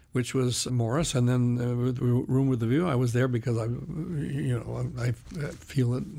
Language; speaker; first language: English; native; English